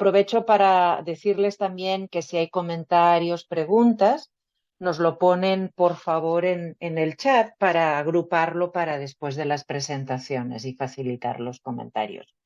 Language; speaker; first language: Spanish; native; Spanish